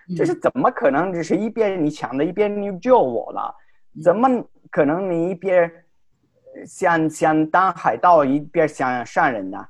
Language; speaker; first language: Chinese; non-native, fluent; Italian